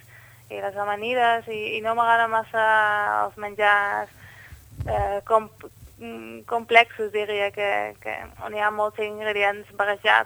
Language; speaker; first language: Catalan; non-native, fluent; Dutch